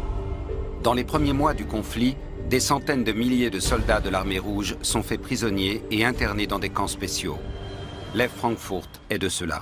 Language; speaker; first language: French; native; French